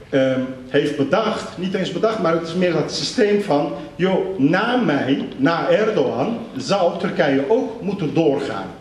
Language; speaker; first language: Dutch; early bilingual, other home language; Turkish